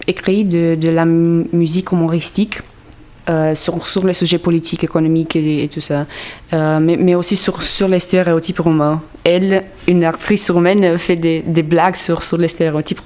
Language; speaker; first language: French; non-native, fluent; Romanian